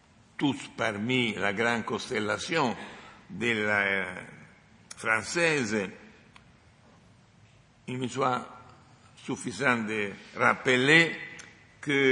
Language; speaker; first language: French; non-native, fluent; Italian